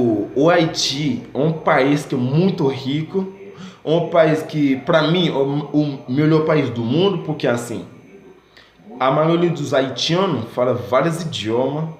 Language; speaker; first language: Portuguese; non-native, fluent; Haitian Creole